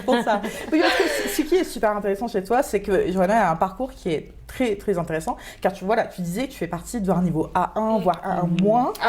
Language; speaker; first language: French; native; French